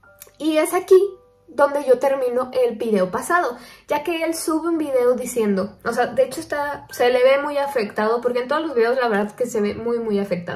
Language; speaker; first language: Spanish; native; Spanish